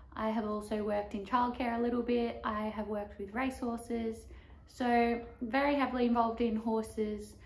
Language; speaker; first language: English; native; English